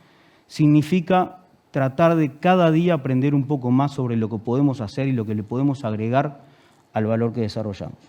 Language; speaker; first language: Spanish; native; Spanish